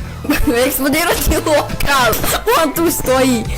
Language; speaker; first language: Bosnian; native; Bosnian